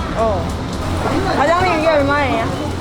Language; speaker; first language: Korean; non-native, learner; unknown